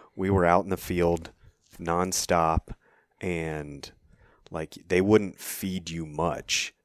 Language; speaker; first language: English; native; English